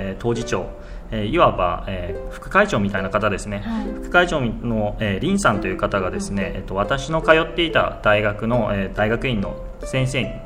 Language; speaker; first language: Japanese; native; Japanese